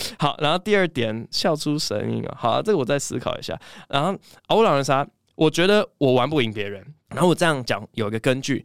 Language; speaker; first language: Chinese; early bilingual, other home language; English